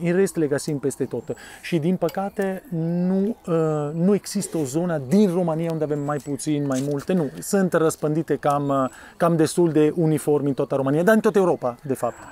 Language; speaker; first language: Romanian; non-native, fluent; Italian